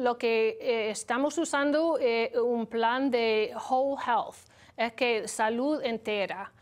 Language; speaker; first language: Spanish; non-native, learner; English